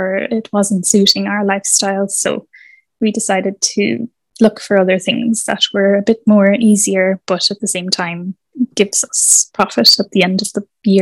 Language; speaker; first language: English; native; English